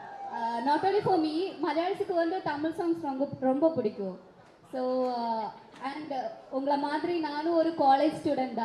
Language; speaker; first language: Tamil; non-native, fluent; Malayalam